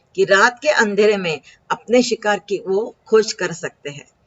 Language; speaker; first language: Hindi; non-native, local second language; Marathi